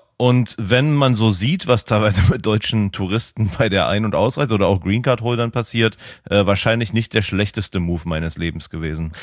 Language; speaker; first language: German; native; German